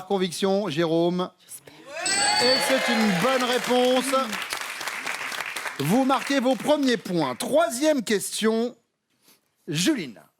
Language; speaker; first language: French; native; French